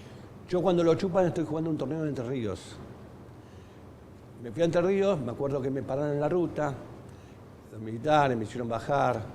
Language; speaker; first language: Spanish; native; Spanish